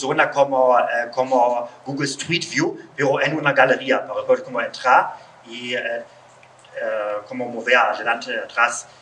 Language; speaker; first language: Spanish; non-native, learner; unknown